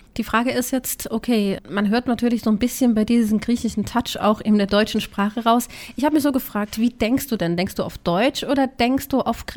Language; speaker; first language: German; native; German